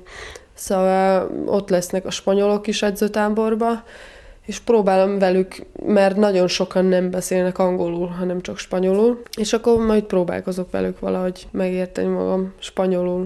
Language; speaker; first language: Hungarian; non-native, fluent; Serbian